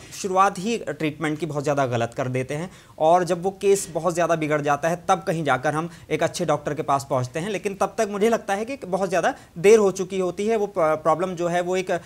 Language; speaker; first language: Hindi; non-native, local second language; Urdu